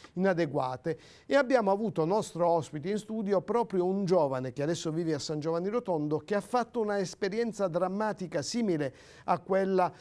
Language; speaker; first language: Italian; native; Italian